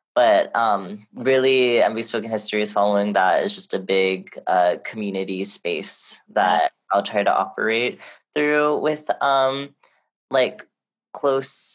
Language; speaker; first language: English; native; English